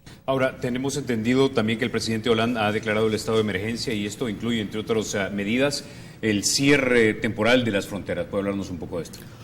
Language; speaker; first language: Spanish; native; Spanish